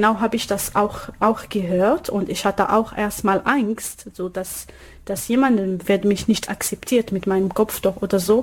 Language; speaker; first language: German; non-native, learner; Arabic